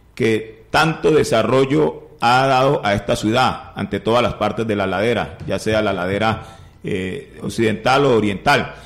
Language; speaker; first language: Spanish; native; Spanish